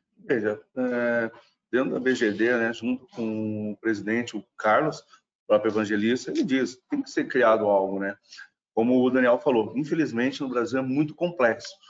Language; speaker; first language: Portuguese; non-native, fluent; German